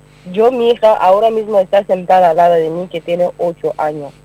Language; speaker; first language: Spanish; non-native, learner; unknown